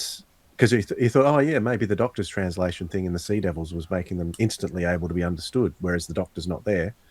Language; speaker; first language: English; native; English